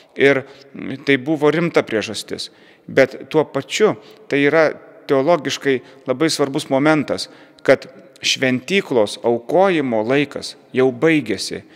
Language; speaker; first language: Lithuanian; native; Lithuanian